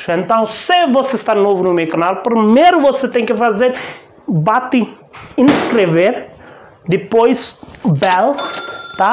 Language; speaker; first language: Portuguese; non-native, learner; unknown